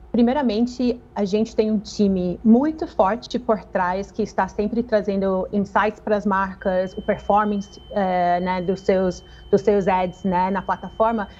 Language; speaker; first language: Portuguese; non-native, fluent; English